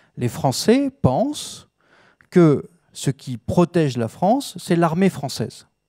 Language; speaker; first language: French; native; French